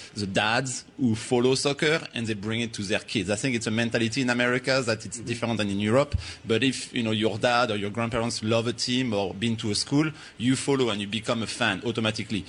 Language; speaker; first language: English; non-native, fluent; French